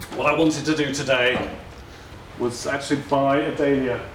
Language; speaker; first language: English; native; English